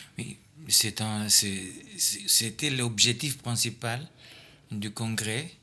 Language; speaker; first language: French; non-native, fluent; Portuguese